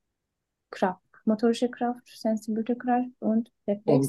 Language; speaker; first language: German; non-native, learner; Turkish